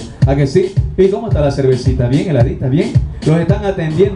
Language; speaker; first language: Spanish; native; Spanish